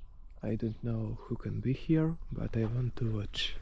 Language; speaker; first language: English; non-native, fluent; Russian